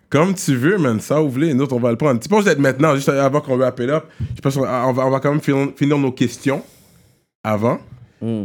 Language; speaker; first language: French; native; French